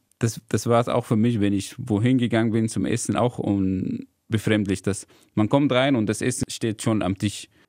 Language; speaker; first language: German; non-native, fluent; Arabic